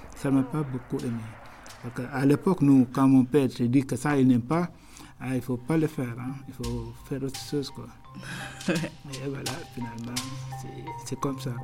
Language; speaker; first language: French; non-native, local second language; Wolof